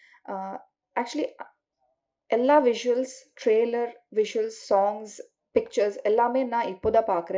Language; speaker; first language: Tamil; non-native, learner; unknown